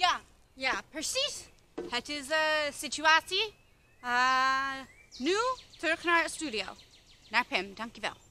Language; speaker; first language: Dutch; non-native, learner; English